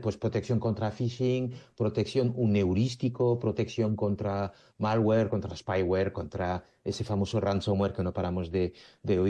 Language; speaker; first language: Spanish; native; Spanish